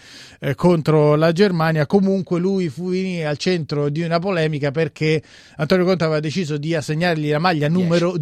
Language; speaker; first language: Italian; native; Italian